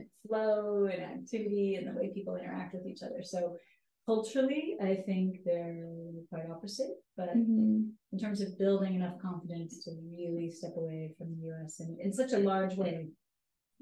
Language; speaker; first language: English; native; English